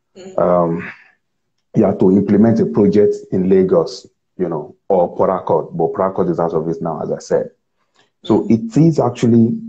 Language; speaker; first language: English; non-native, local second language; Yoruba